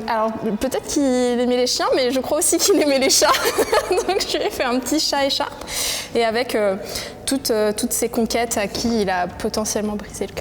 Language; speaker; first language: French; native; French